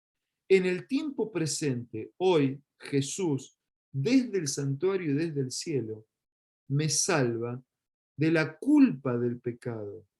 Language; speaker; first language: Spanish; native; Spanish